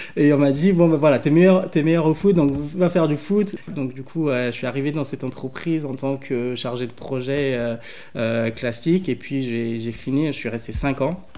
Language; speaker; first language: French; early bilingual, other home language; English